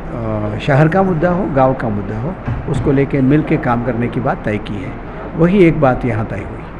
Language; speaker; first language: Hindi; native; Hindi